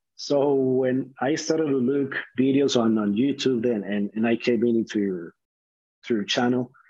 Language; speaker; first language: English; non-native, fluent; Spanish